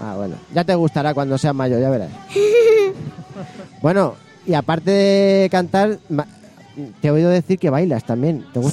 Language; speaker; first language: Spanish; native; Spanish